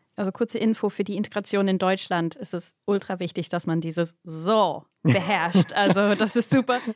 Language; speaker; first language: German; non-native, fluent; English